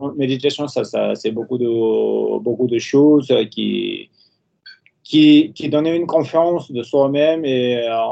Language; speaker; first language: French; non-native, fluent; Nepali